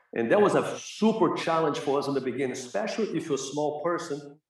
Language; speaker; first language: English; non-native, fluent; Portuguese